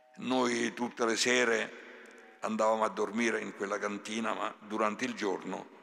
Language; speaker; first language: Italian; native; Italian